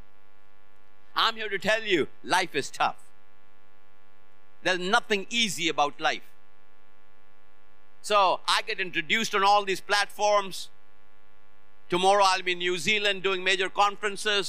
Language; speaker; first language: English; non-native, local second language; Hindi